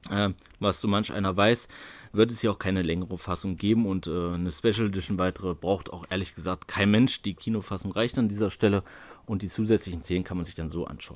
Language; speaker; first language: German; native; German